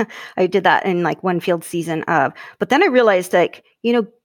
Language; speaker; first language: English; native; English